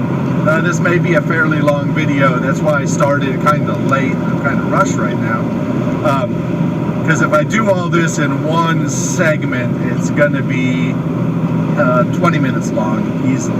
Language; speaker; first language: English; native; English